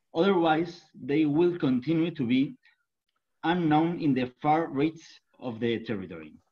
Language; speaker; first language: English; non-native, learner; Spanish